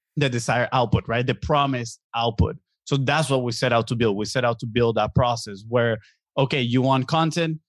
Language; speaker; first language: English; non-native, fluent; Spanish